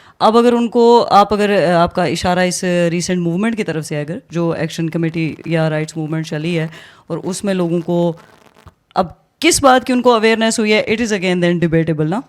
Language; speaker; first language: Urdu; non-native, local second language; Pahari-Potwari